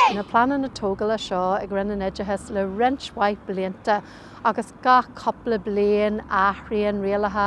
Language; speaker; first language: Irish; non-native, local second language; English